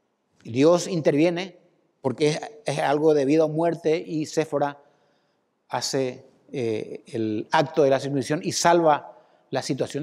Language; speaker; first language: Spanish; native; Spanish